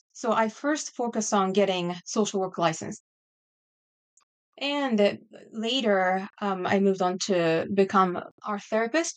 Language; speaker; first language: English; non-native, fluent; Japanese